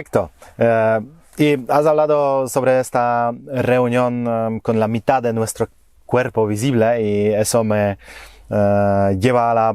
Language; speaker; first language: Spanish; non-native, fluent; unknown